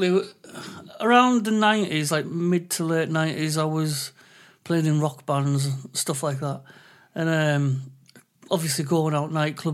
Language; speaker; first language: English; native; English